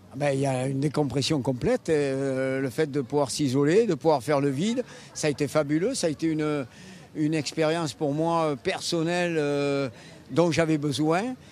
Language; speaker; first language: French; native; French